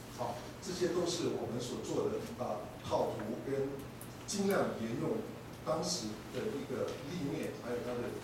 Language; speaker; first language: Chinese; native; Chinese